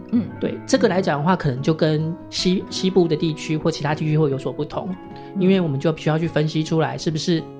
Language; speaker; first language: Chinese; native; Chinese